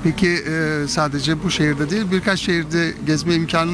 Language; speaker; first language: Turkish; native; Turkish